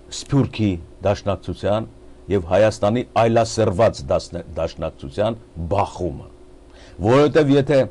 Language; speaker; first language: Armenian; native; Armenian